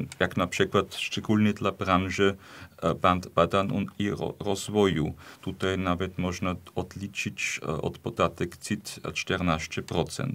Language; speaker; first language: Polish; non-native, fluent; German